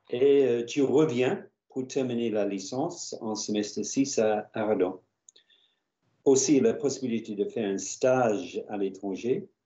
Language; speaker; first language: French; non-native, fluent; English